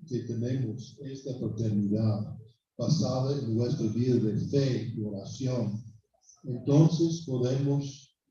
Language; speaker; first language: Spanish; non-native, fluent; English